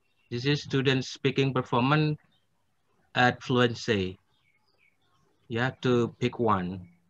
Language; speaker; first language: English; non-native, fluent; Indonesian